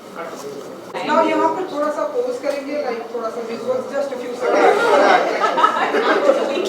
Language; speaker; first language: Hindi; native; Hindi